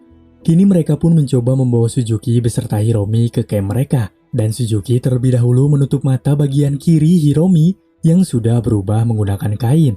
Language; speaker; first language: Indonesian; native; Indonesian